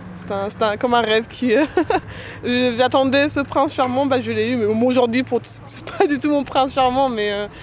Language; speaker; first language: French; non-native, fluent; Persian